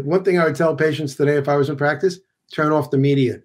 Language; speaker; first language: English; native; English